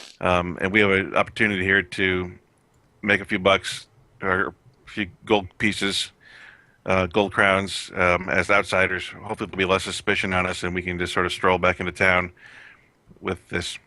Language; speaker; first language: English; native; English